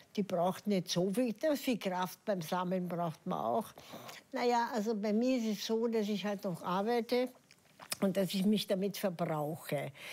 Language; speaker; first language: German; native; German